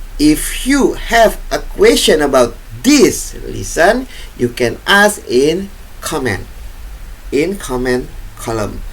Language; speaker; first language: English; non-native, fluent; Indonesian